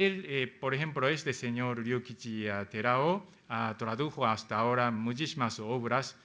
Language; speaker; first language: Spanish; non-native, fluent; Japanese